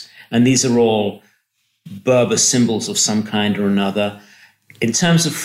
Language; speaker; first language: English; native; English